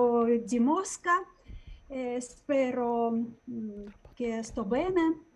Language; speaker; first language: Italian; non-native, learner; Russian